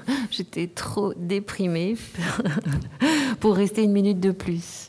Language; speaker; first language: French; native; French